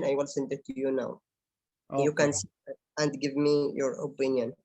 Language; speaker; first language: English; non-native, learner; Arabic